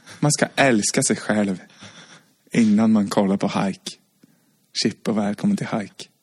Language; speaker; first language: Swedish; native; Swedish